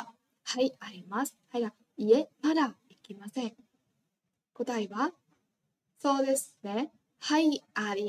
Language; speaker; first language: Japanese; non-native, fluent; Vietnamese